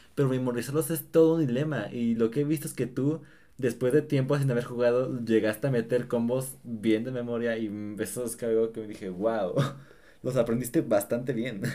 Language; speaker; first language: Spanish; native; Spanish